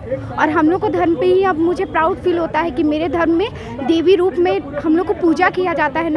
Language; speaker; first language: Hindi; native; Hindi